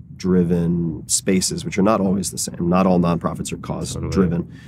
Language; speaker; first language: English; native; English